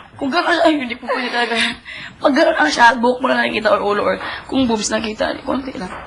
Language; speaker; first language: Filipino; non-native, local second language; Cebuano